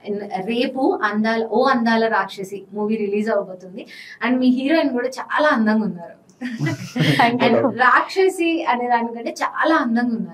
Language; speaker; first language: Telugu; native; Telugu